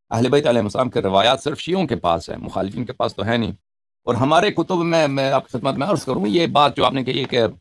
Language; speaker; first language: Urdu; non-native, fluent; Persian